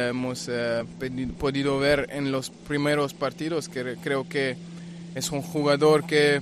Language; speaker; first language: Spanish; non-native, fluent; German